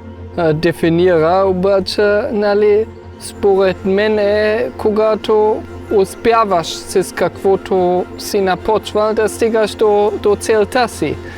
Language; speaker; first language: Bulgarian; non-native, fluent; German